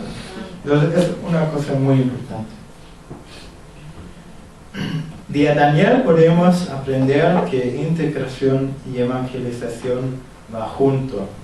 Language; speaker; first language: Spanish; non-native, fluent; German